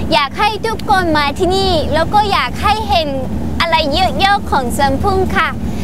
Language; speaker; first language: Thai; non-native, fluent; Japanese